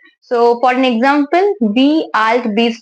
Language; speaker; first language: German; non-native, learner; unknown